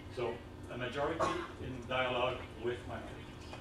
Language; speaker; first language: English; native; English